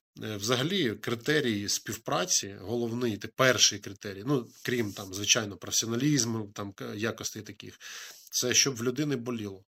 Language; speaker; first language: Ukrainian; native; Ukrainian